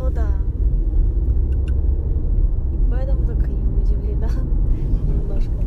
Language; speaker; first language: Russian; non-native, learner; Chinese